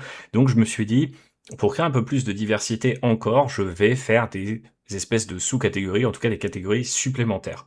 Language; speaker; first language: French; native; French